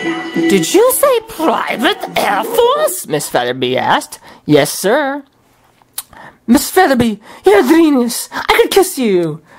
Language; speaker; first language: English; native; English